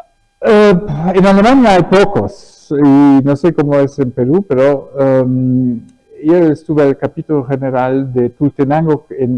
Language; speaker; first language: Spanish; early bilingual, other home language; German